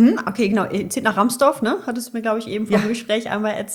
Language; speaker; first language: German; native; German